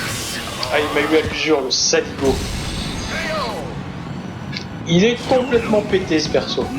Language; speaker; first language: French; native; French